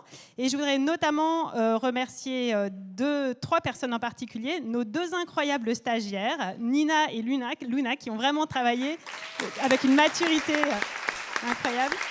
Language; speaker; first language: French; native; French